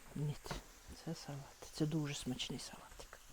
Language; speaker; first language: Ukrainian; native; Ukrainian